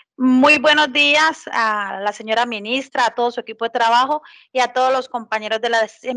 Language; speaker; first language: Spanish; native; Spanish